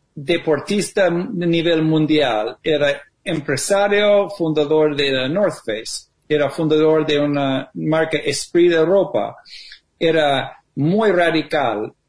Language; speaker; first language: Spanish; non-native, fluent; English